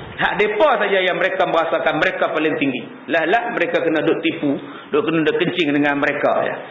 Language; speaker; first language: Malay; native; Malay